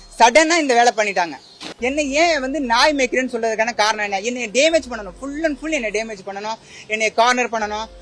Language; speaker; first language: Tamil; native; Tamil